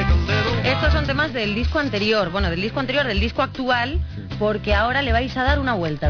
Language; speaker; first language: Spanish; native; Spanish